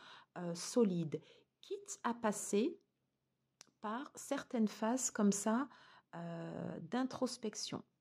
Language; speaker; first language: French; native; French